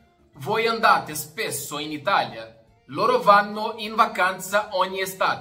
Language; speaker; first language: Italian; non-native, fluent; Portuguese